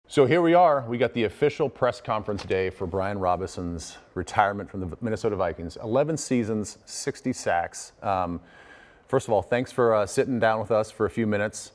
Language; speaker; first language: English; native; English